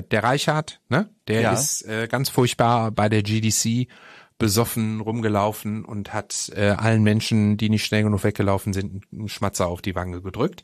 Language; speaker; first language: German; native; German